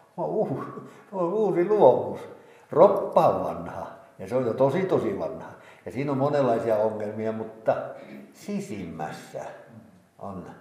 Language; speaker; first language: Finnish; native; Finnish